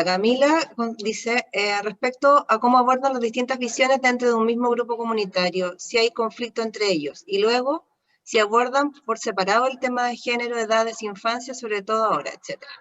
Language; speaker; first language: Spanish; native; Spanish